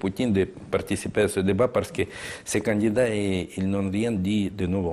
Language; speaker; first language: French; non-native, fluent; Russian